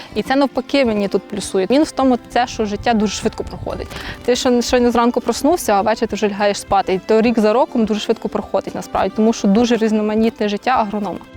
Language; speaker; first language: Ukrainian; native; Ukrainian